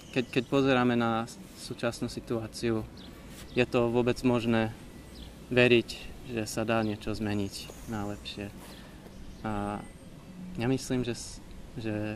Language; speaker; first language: Slovak; non-native, learner; English